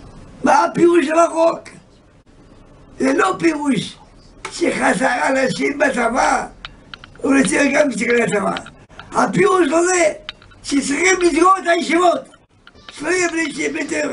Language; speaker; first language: Hebrew; non-native, fluent; Yiddish